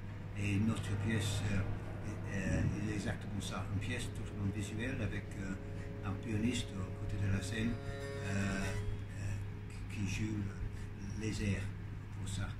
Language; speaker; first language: French; non-native, learner; English